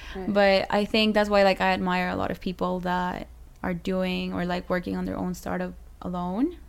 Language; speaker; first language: English; non-native, fluent; Spanish